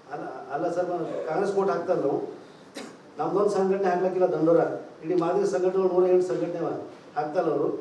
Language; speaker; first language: Kannada; native; Kannada